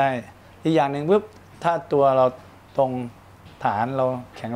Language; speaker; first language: Thai; native; Thai